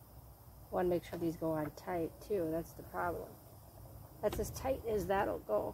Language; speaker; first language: English; native; English